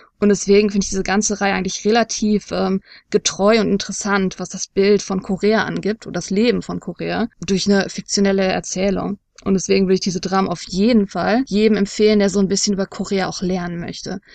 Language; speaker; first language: German; native; German